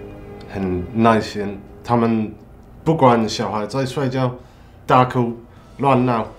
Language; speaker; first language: Chinese; non-native, fluent; English